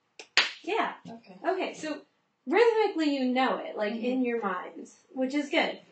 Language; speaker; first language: English; native; English